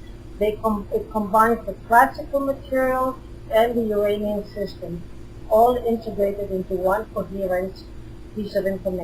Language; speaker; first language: English; non-native, fluent; Hebrew